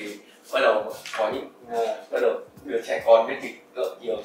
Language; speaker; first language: Vietnamese; native; Vietnamese